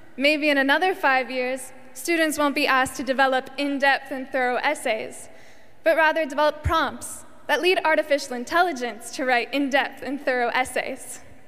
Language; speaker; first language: English; native; English